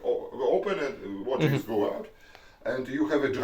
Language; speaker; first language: English; non-native, learner; Russian